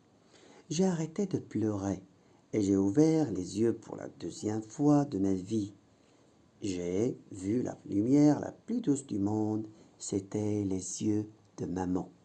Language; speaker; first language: French; non-native, local second language; Arabic